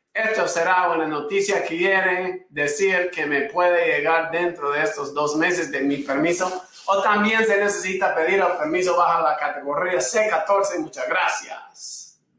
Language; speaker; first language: Spanish; non-native, fluent; English